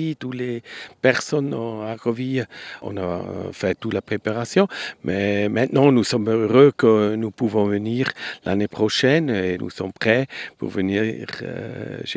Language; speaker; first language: French; non-native, local second language; German